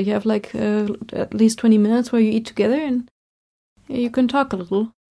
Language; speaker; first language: English; non-native, fluent; German